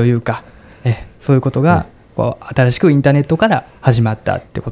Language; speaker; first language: Japanese; native; Japanese